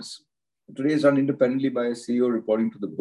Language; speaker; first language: English; non-native, local second language; Hindi